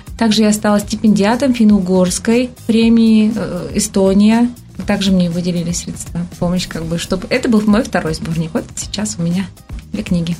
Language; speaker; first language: Russian; non-native, local second language; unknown